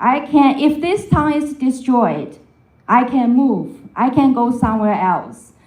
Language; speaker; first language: English; non-native, fluent; Chinese